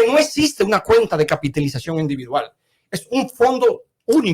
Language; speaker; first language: Spanish; native; Spanish